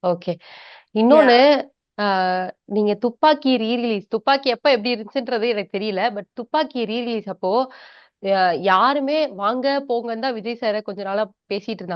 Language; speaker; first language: Tamil; native; Tamil